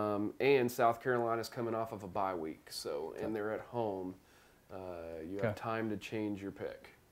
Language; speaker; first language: English; native; English